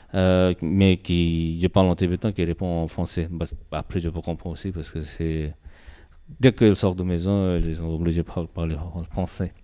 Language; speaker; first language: French; non-native, learner; Tibetan